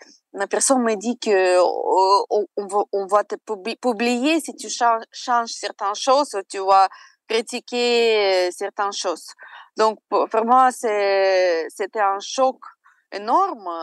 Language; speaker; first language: French; non-native, fluent; Russian